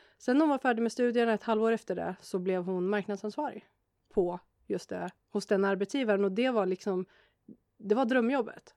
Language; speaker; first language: Swedish; native; Swedish